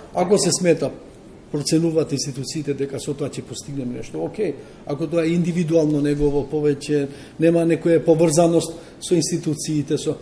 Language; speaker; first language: Macedonian; non-native, local second language; Albanian